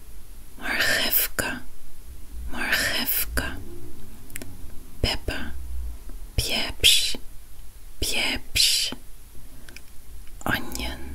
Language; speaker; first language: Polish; non-native, learner; Dutch